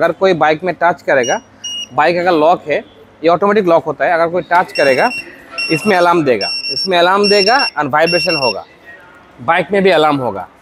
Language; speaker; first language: Hindi; non-native, learner; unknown